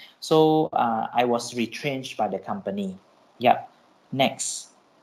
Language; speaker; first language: English; non-native, local second language; Chinese